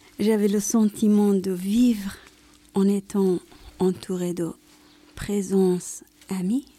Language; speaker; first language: French; non-native, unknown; Persian